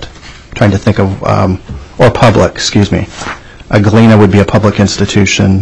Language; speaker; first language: English; native; English